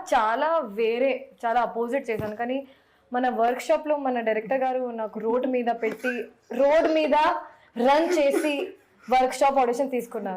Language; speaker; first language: Telugu; non-native, fluent; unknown